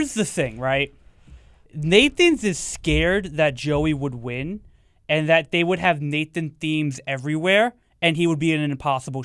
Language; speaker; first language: English; native; English